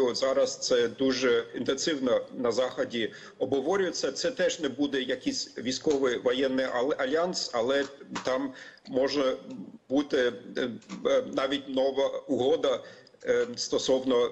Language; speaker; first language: Ukrainian; non-native, fluent; German